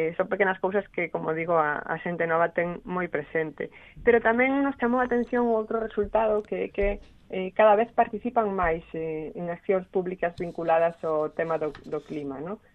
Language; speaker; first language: Galician; non-native, local second language; Spanish